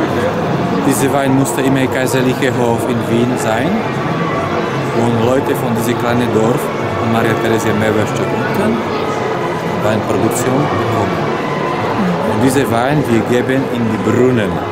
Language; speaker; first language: German; non-native, learner; Slovak